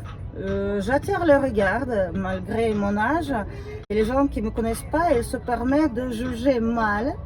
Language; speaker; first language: French; non-native, fluent; Russian